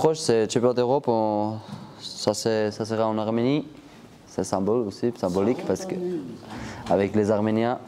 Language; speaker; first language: French; non-native, learner; Georgian